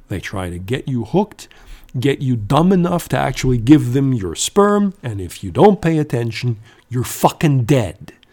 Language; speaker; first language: English; non-native, fluent; German